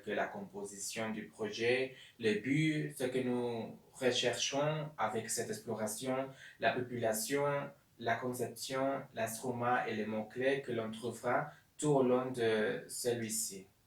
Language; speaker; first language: French; non-native, learner; Spanish